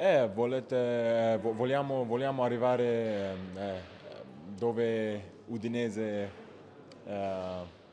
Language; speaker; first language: Italian; non-native, learner; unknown